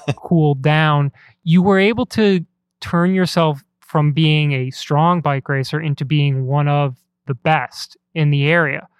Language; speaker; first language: English; native; English